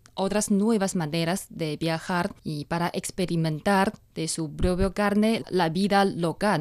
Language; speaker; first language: Spanish; non-native, fluent; Chinese